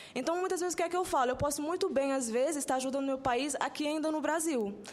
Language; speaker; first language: Portuguese; non-native, local second language; Kabuverdianu